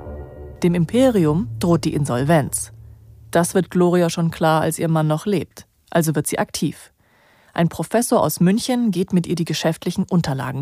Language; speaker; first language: German; native; German